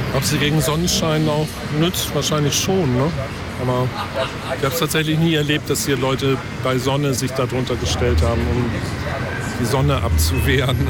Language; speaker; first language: German; native; German